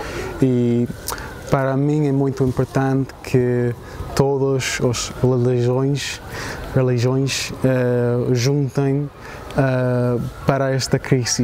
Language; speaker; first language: Portuguese; non-native, fluent; English